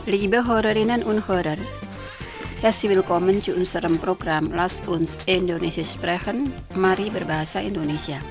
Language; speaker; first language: German; non-native, fluent; Indonesian